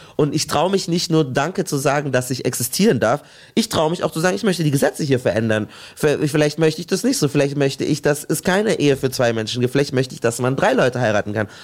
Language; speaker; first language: German; native; German